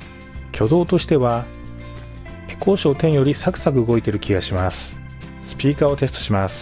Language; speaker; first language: Japanese; native; Japanese